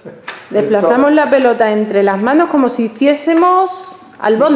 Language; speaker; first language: Spanish; native; Spanish